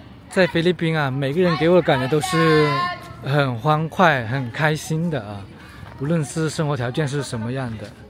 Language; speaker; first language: Chinese; native; Chinese